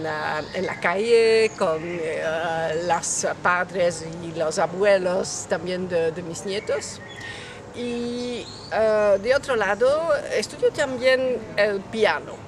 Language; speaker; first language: Spanish; non-native, learner; French